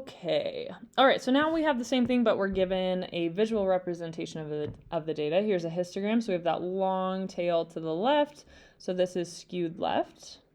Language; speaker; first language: English; native; English